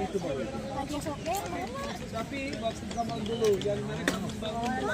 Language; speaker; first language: Indonesian; non-native, fluent; Turkish